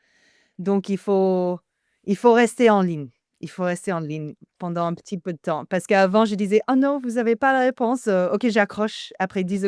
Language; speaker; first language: French; non-native, fluent; English